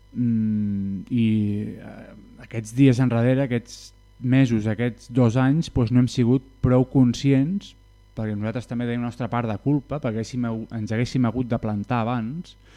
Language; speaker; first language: Catalan; native; Catalan